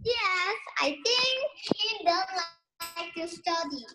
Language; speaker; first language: English; non-native, learner; Vietnamese